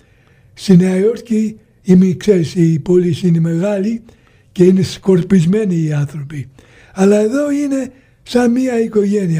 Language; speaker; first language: Greek; early bilingual, heritage; Greek